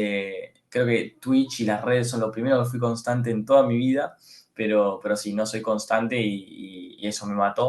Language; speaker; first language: Spanish; native; Spanish